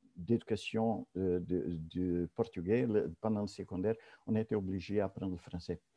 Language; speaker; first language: French; non-native, fluent; Portuguese